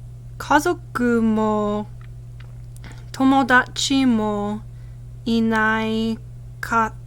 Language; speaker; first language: Japanese; non-native, learner; English